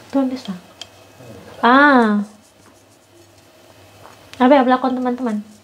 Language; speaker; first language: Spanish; non-native, learner; Indonesian